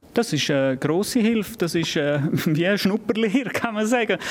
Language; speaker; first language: German; native; German